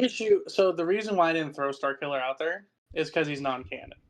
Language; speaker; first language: English; native; English